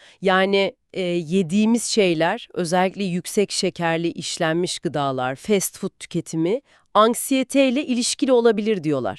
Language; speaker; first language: Turkish; native; Turkish